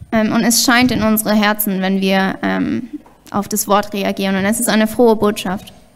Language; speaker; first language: German; native; German